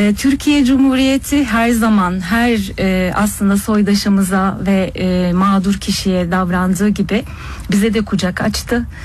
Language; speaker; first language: Turkish; early bilingual, heritage; Turkish